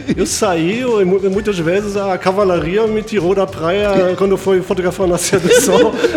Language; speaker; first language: Portuguese; non-native, fluent; German